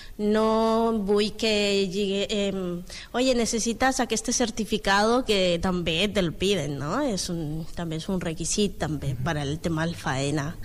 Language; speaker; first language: Catalan; non-native, learner; Spanish